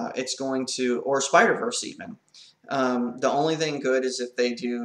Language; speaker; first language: English; native; English